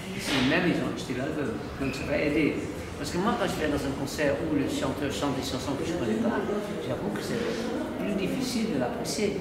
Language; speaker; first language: French; non-native, fluent; Dutch